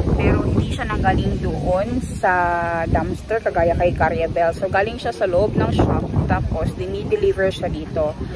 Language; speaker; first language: Filipino; native; Filipino